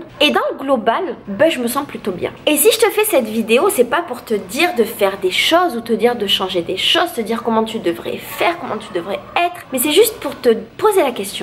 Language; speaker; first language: French; native; French